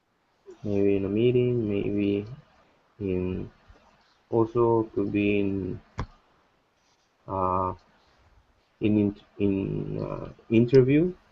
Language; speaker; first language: English; non-native, learner; Spanish